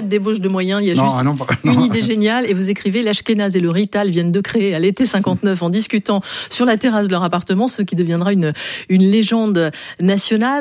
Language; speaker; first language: French; native; French